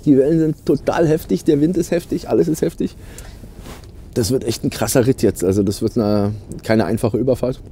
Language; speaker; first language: German; native; German